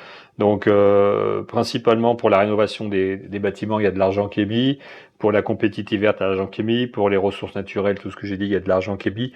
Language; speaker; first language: French; native; French